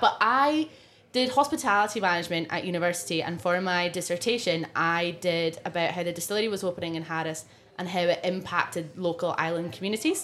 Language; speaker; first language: English; non-native, local second language; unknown